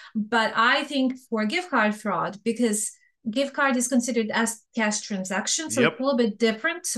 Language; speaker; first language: English; non-native, fluent; Bosnian